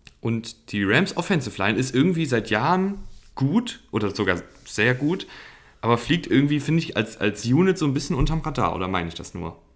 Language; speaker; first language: German; native; German